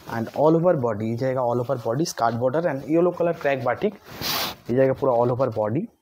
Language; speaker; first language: Hindi; non-native, local second language; Bangla